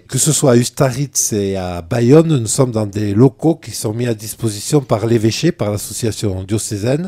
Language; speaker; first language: French; native; French